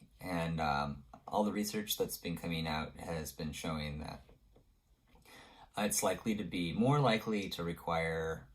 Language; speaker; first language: English; native; English